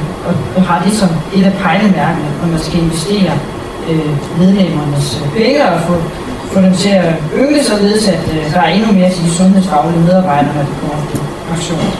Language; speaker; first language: Danish; native; Danish